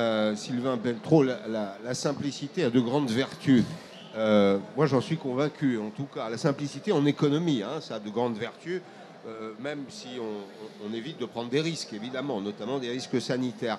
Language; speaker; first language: French; native; French